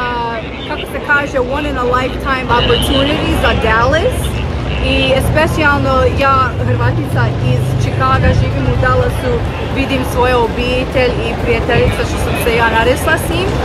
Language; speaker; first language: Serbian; early bilingual, heritage; Serbian